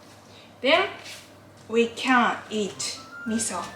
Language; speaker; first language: English; non-native, learner; Japanese